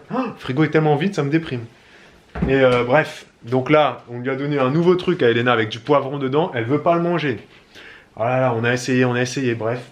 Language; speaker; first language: French; native; French